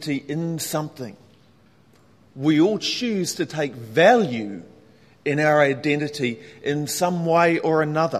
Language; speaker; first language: English; native; English